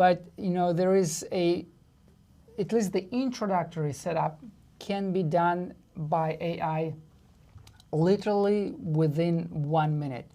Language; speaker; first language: English; non-native, fluent; Russian